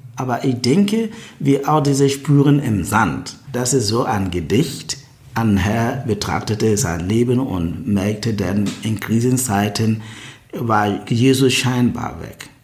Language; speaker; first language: German; non-native, fluent; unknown